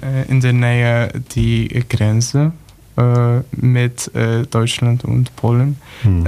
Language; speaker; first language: German; non-native, learner; Polish